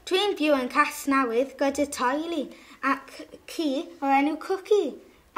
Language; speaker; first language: Welsh; non-native, learner; English